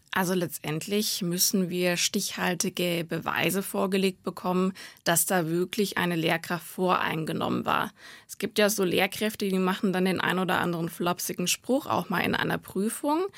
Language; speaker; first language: German; native; German